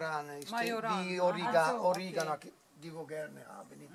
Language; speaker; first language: German; non-native, learner; Italian